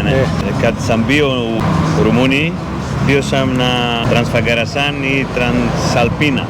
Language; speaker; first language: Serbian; non-native, learner; Greek